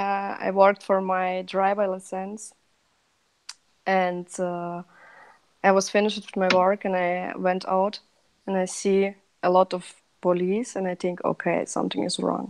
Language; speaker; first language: English; non-native, fluent; Russian